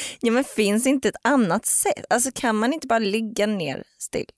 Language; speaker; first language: Swedish; native; Swedish